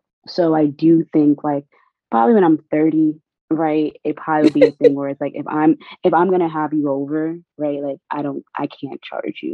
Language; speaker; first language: English; native; English